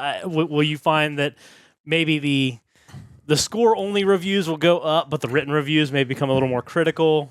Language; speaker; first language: English; native; English